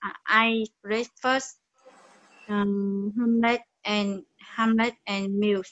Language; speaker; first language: English; non-native, learner; Vietnamese